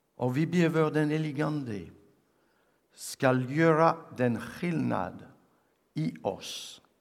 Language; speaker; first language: Swedish; non-native, fluent; French